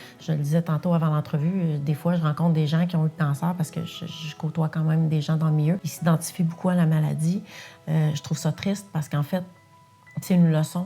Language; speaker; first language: French; non-native, local second language; English